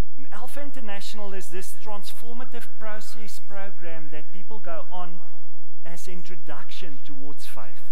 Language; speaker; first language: English; non-native, local second language; Afrikaans